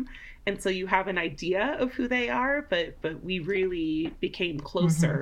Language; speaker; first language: English; native; English